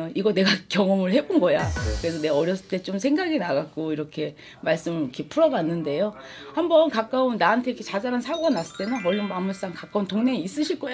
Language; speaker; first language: Korean; native; Korean